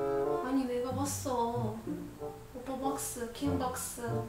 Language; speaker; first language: Korean; non-native, fluent; Russian